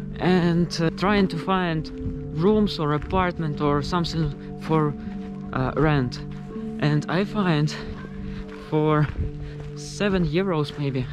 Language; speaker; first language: English; non-native, learner; Russian